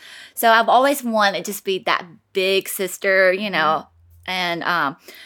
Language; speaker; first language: English; non-native, fluent; Chinese